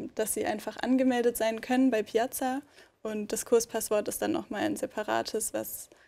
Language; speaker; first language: German; native; German